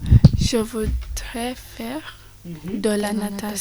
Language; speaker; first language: French; non-native, learner; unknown